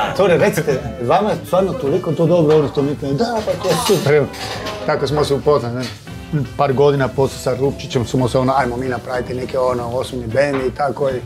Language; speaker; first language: Croatian; non-native, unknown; Spanish